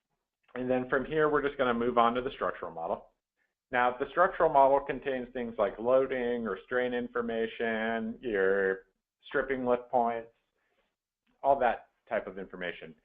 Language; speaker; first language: English; native; English